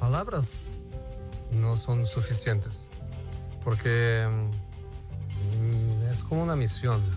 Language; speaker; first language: Spanish; non-native, fluent; Portuguese